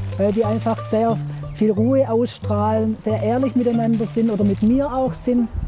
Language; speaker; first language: German; native; German